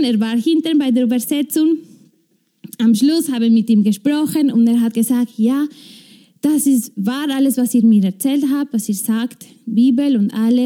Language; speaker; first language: German; non-native, fluent; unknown